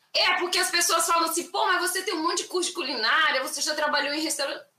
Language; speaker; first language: Portuguese; native; Portuguese